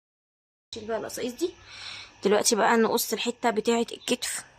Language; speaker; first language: Arabic; native; Arabic